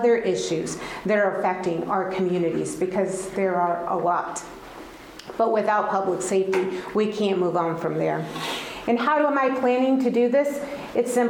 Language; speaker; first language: English; early bilingual, other home language; Spanish